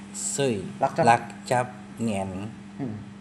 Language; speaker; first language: Indonesian; native; Indonesian